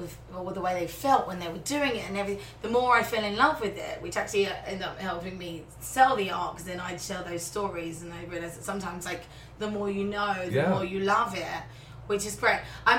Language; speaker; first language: English; native; English